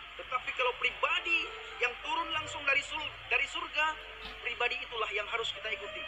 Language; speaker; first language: Indonesian; non-native, local second language; Achinese